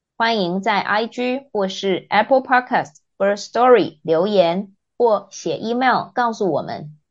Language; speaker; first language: Chinese; native; Chinese